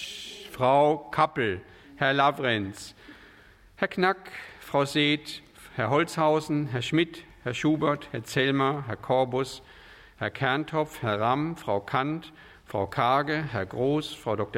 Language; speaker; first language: German; native; German